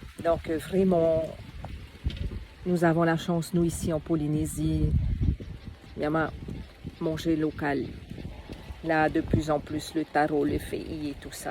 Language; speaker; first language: French; native; French